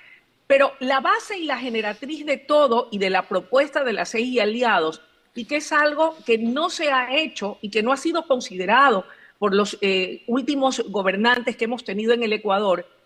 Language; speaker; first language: Spanish; native; Spanish